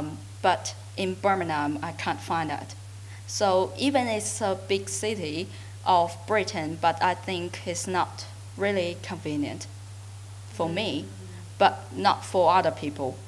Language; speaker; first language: English; non-native, fluent; Chinese